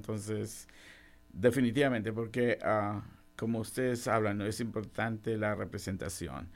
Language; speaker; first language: Spanish; native; Spanish